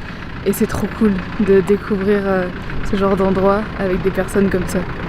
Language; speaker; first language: French; native; French